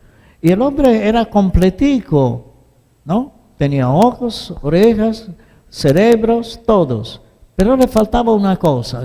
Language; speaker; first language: Spanish; non-native, fluent; Italian